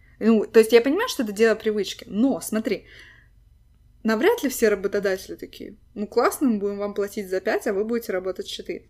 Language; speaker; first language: Russian; native; Russian